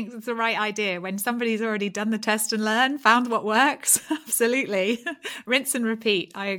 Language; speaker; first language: English; native; English